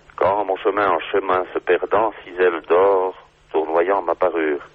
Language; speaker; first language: French; native; French